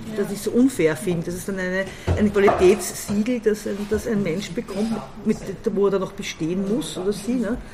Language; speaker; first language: German; native; German